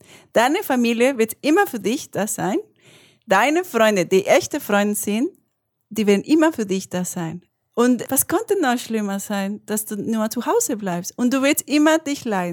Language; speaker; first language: German; non-native, learner; Spanish